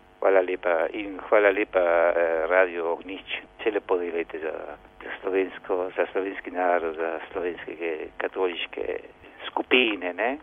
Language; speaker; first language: Slovenian; early bilingual, heritage; Slovenian